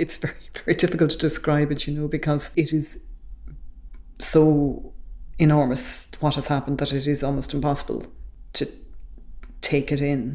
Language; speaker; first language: English; native; English